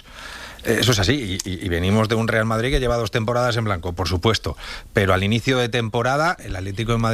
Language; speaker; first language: Spanish; native; Spanish